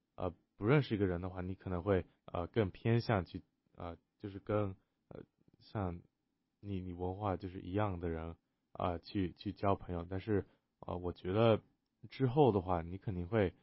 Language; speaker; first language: Chinese; early bilingual, heritage; Chinese